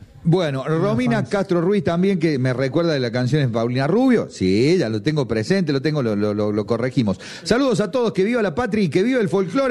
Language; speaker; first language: Spanish; native; Spanish